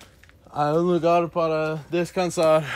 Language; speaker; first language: Spanish; non-native, learner; English